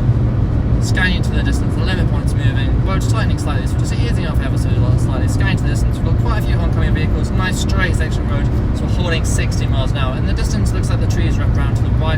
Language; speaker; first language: English; native; English